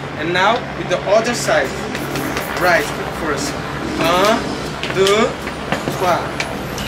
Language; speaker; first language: English; non-native, fluent; Portuguese